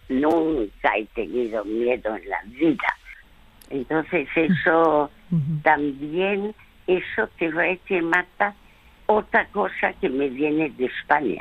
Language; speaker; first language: Spanish; early bilingual, other home language; French